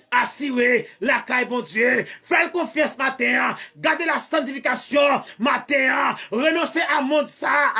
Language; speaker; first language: French; non-native, learner; Haitian Creole